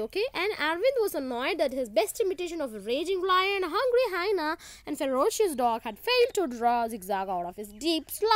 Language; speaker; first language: English; non-native, local second language; Tamil